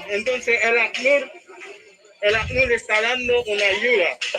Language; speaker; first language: Spanish; non-native, learner; Haitian Creole